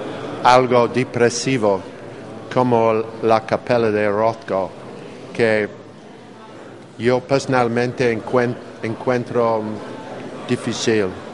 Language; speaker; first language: Spanish; non-native, fluent; English